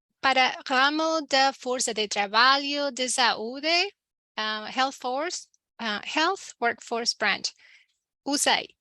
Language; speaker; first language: Portuguese; non-native, learner; Spanish